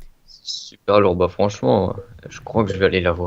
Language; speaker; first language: French; native; French